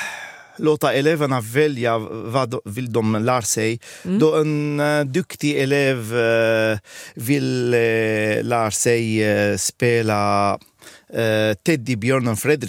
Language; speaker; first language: Swedish; non-native, fluent; Arabic